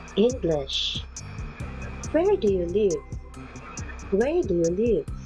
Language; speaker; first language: English; non-native, local second language; Cebuano